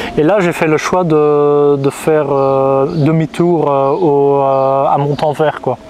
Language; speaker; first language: French; non-native, local second language; Dutch